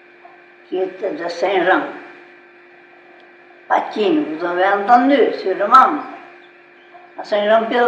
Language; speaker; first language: French; non-native, local second language; Basque